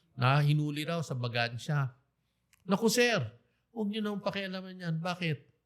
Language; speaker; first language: Filipino; native; Filipino